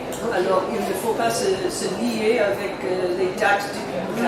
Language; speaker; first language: French; non-native, learner; English